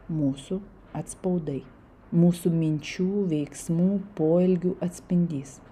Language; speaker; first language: Lithuanian; non-native, local second language; Russian